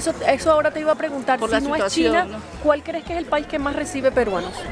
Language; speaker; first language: Spanish; native; Spanish